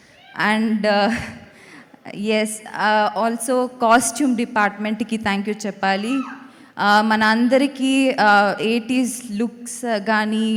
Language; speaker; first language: Telugu; non-native, fluent; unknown